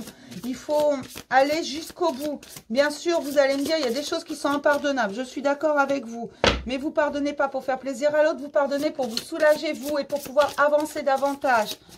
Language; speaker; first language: French; native; French